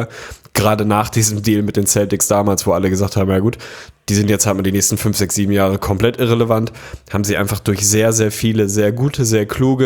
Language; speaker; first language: German; native; German